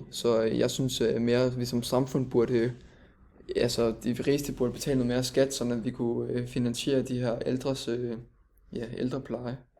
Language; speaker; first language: Danish; native; Danish